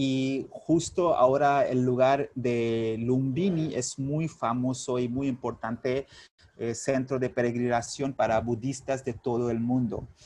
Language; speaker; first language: Spanish; non-native, fluent; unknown